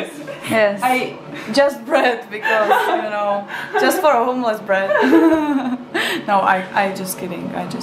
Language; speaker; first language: English; non-native, learner; Czech